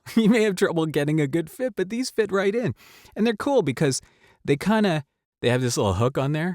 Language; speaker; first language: English; native; English